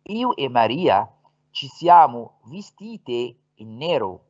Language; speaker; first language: Italian; non-native, fluent; Arabic